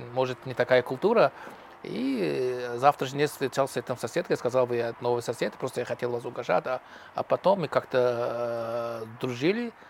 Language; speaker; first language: Russian; non-native, local second language; Tajik